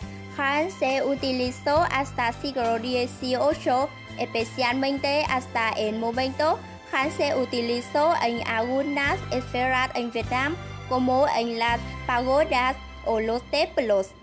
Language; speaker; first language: Spanish; non-native, learner; Vietnamese